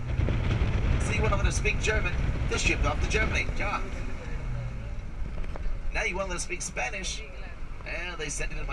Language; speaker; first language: English; native; English